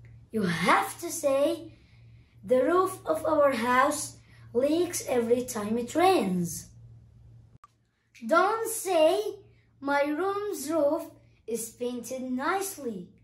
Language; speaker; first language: English; non-native, fluent; Arabic